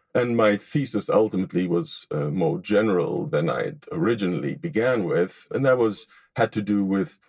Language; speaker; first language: English; non-native, fluent; Hebrew